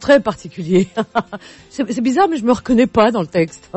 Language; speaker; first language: French; native; French